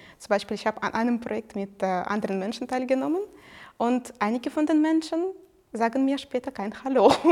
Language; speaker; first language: German; non-native, fluent; Ukrainian